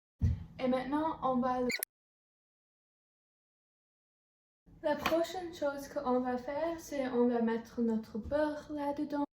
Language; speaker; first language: French; non-native, learner; English